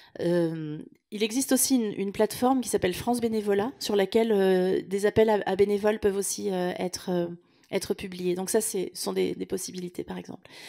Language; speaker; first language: French; native; French